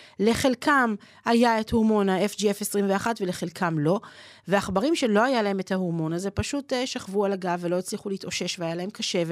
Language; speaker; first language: Hebrew; native; Hebrew